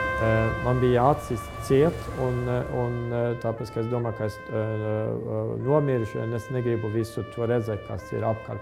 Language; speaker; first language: Latvian; non-native, fluent; Estonian